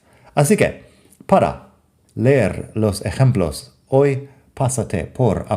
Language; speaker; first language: Spanish; non-native, fluent; English